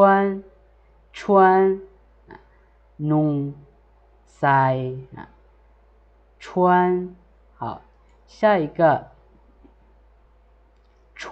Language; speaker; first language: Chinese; non-native, fluent; Lao